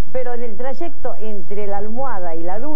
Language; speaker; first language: Spanish; native; Spanish